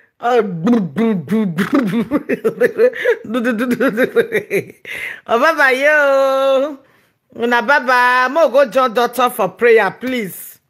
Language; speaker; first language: Nigerian Pidgin; non-native, local second language; Yoruba